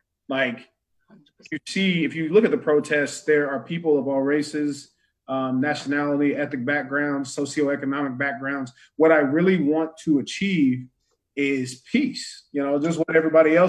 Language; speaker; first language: English; native; English